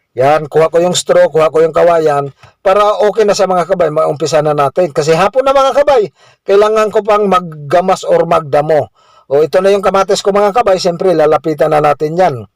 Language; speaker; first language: Filipino; non-native, local second language; Cebuano